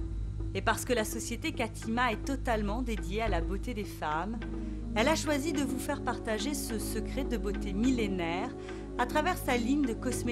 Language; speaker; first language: French; native; French